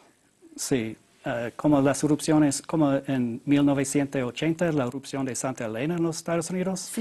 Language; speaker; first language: Spanish; non-native, learner; English